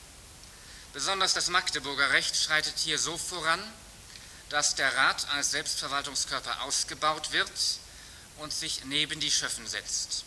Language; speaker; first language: German; native; German